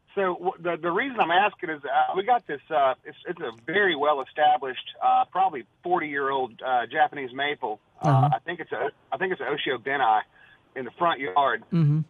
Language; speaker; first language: English; native; English